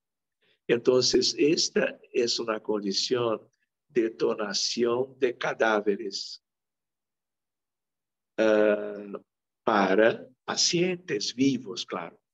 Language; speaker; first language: Spanish; non-native, local second language; Portuguese